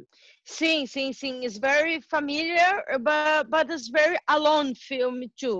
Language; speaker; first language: English; non-native, learner; Portuguese